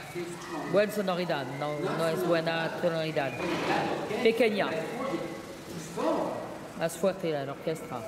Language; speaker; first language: Spanish; non-native, learner; French